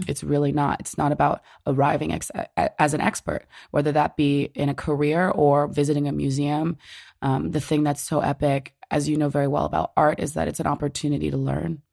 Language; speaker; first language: English; native; English